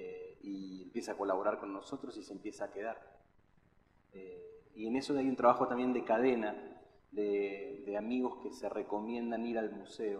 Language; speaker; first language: Spanish; native; Spanish